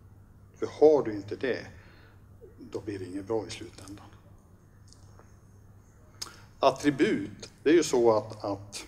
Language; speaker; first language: Swedish; native; Swedish